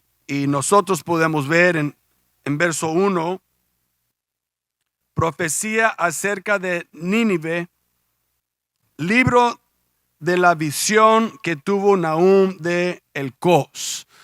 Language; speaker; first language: Spanish; early bilingual, heritage; Spanish